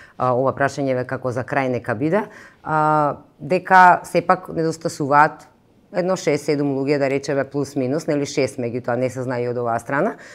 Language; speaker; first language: Macedonian; native; Macedonian